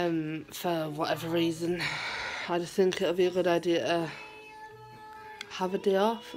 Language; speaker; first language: English; native; English